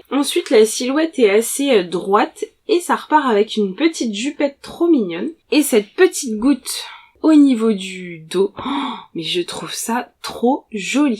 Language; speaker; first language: French; native; French